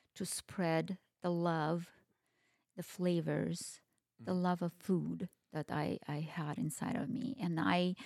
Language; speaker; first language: English; non-native, fluent; Russian